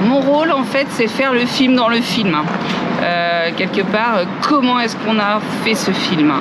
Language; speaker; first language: French; native; French